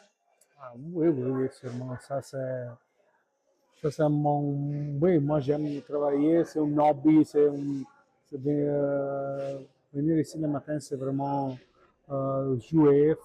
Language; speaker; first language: French; non-native, learner; Italian